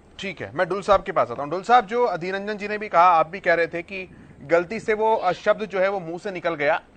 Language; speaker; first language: Hindi; native; Hindi